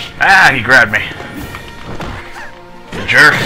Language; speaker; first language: English; native; English